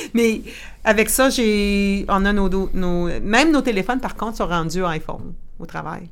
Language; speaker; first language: French; native; French